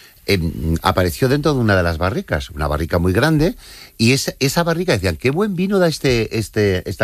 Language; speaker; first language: Spanish; native; Spanish